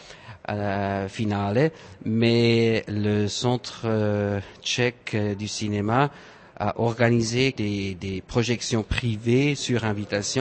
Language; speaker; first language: French; non-native, fluent; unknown